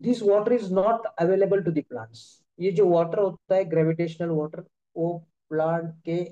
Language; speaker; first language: Hindi; non-native, local second language; Marathi